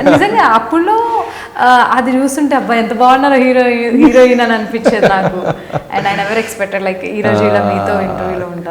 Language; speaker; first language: Telugu; native; Telugu